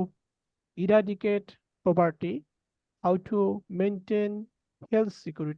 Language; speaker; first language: English; non-native, learner; Bangla